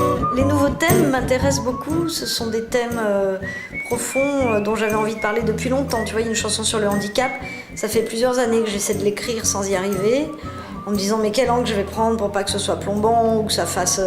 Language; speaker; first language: French; native; French